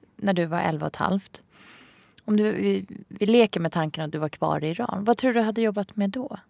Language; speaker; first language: Swedish; early bilingual, other home language; Arabic